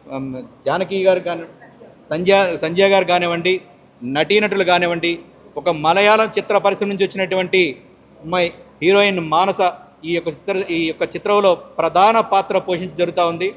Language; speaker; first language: Telugu; native; Telugu